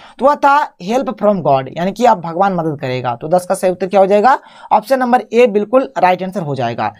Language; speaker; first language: Hindi; native; Hindi